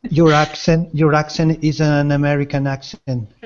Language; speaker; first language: English; non-native, learner; Spanish